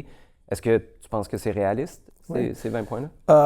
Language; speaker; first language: French; native; French